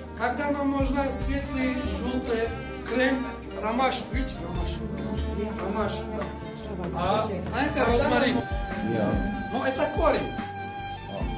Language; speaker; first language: Russian; non-native, learner; Turkish